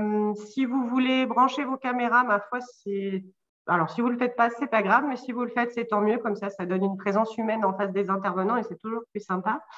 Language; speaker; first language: French; native; French